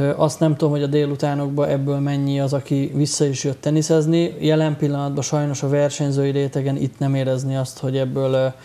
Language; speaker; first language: Hungarian; native; Hungarian